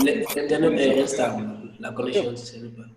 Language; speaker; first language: French; non-native, local second language; Arabic